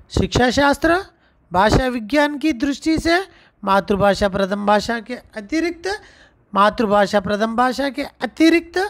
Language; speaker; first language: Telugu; non-native, local second language; Urdu